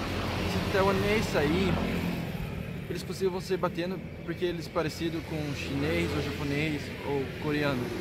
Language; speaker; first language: Portuguese; early bilingual, heritage; Portuguese